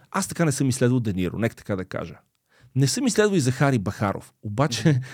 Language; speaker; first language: Bulgarian; early bilingual, other home language; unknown